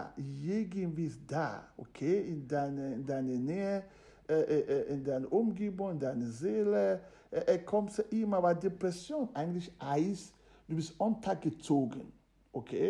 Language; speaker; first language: German; non-native, fluent; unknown